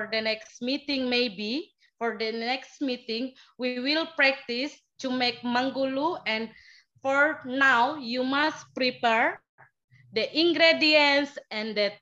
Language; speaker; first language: English; non-native, learner; Indonesian